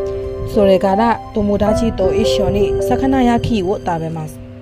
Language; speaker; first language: Japanese; non-native, learner; Burmese